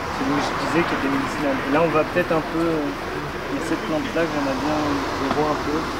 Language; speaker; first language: French; native; French